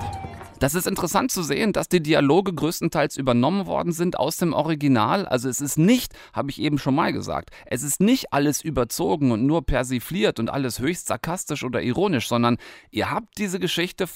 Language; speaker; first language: German; native; German